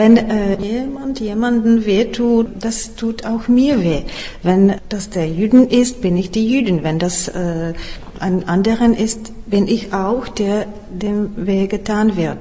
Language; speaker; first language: German; non-native, fluent; Czech